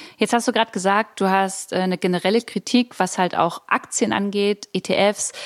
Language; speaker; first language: German; native; German